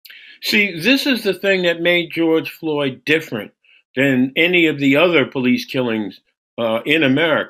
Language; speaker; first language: English; native; English